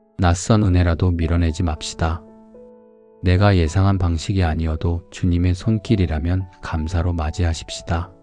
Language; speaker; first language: Korean; native; Korean